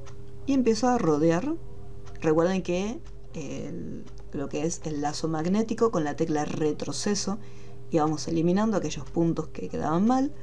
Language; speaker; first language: Spanish; native; Spanish